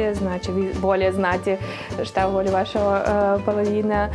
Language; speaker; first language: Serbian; non-native, fluent; Russian